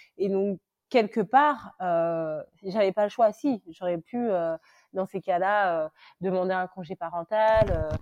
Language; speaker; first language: French; early bilingual, other home language; Lingala